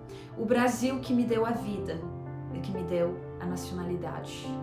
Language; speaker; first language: Portuguese; non-native, fluent; Arabic